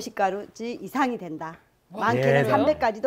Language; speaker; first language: Korean; native; Korean